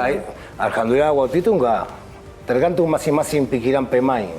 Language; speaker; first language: Indonesian; non-native, fluent; Spanish